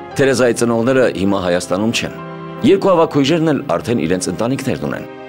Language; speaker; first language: Armenian; native; Armenian